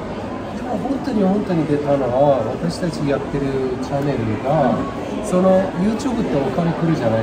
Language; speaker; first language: Japanese; non-native, fluent; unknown